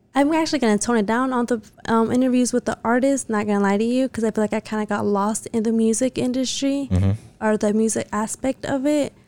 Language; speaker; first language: English; early bilingual, other home language; Spanish